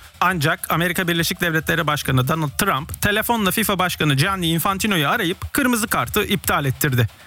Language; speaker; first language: Turkish; early bilingual, heritage; Turkish